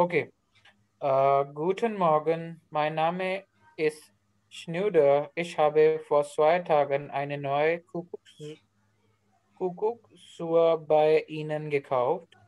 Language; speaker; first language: German; non-native, learner; Urdu